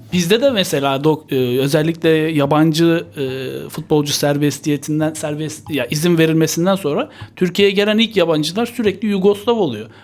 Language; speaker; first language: Turkish; native; Turkish